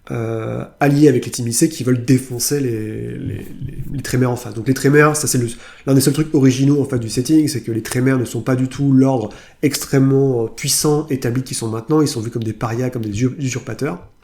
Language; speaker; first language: French; native; French